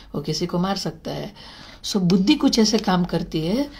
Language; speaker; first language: Hindi; non-native, local second language; Gujarati